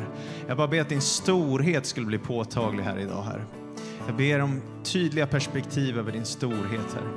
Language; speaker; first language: Swedish; native; Swedish